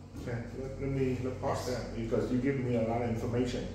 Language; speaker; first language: English; non-native, fluent; Vietnamese